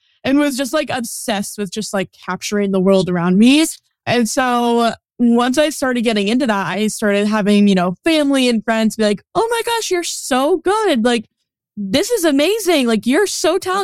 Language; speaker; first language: English; native; English